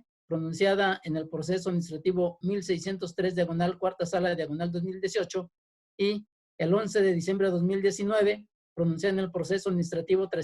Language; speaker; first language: Spanish; native; Spanish